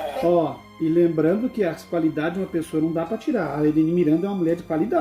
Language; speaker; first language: Portuguese; native; Portuguese